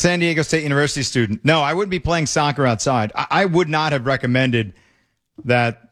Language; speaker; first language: English; native; English